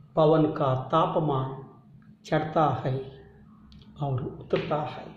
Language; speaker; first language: Hindi; non-native, local second language; Kannada